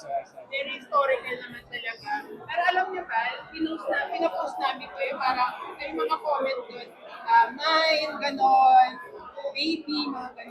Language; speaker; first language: Filipino; native; Filipino